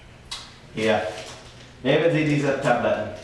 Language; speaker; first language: German; non-native, learner; English